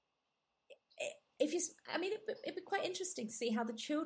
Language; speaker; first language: English; non-native, local second language; Gujarati